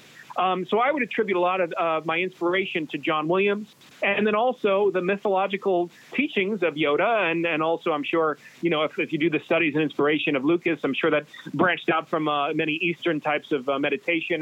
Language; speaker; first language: English; native; English